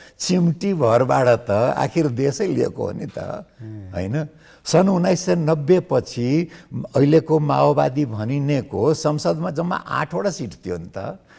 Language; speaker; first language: Nepali; non-native, local second language; Maithili